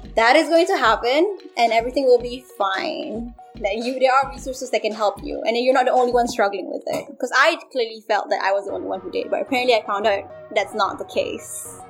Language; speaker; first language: English; non-native, local second language; Malay